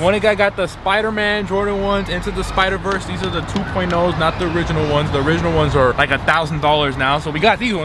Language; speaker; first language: English; early bilingual, other home language; Spanish